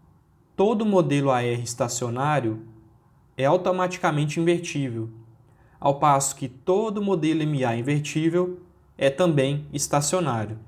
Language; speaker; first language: Portuguese; native; Portuguese